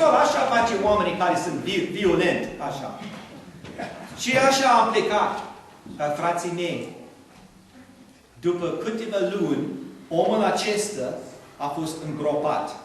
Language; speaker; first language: Romanian; non-native, learner; English